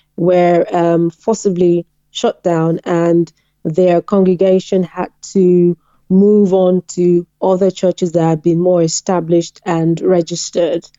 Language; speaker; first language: English; non-native, local second language; Yoruba